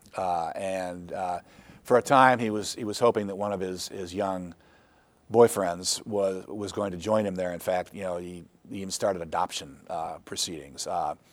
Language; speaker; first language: English; native; English